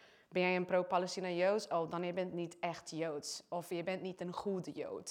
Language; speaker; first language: Dutch; non-native, fluent; Portuguese